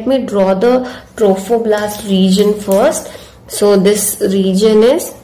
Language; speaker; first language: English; non-native, local second language; Hindi